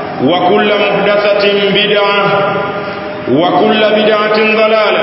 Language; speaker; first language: Arabic; non-native, fluent; Swahili